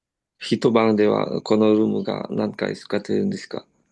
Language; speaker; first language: Japanese; non-native, learner; Indonesian